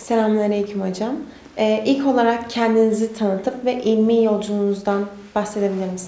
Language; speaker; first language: Turkish; native; Turkish